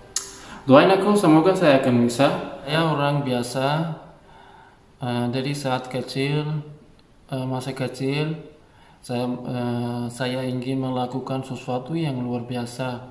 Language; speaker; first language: Indonesian; non-native, learner; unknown